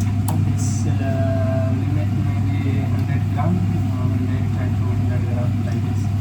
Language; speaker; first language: English; non-native, learner; Hindi